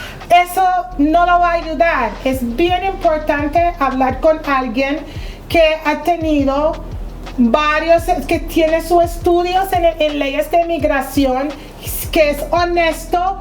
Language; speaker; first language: Spanish; non-native, fluent; English